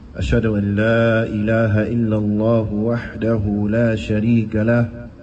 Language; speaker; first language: Arabic; non-native, fluent; English